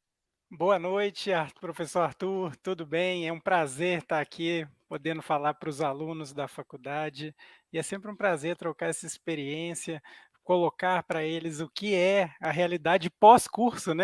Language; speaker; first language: Portuguese; native; Portuguese